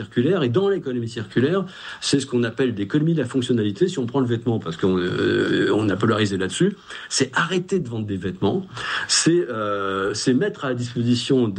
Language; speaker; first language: French; native; French